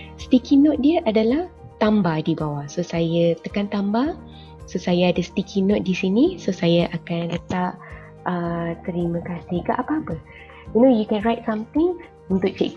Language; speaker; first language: Malay; native; Malay